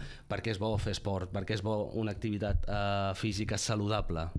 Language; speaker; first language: Catalan; native; Catalan